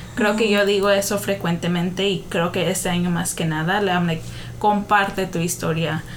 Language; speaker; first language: Spanish; early bilingual, heritage; Spanish